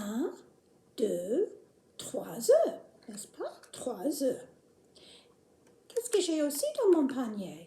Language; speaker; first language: French; non-native, fluent; English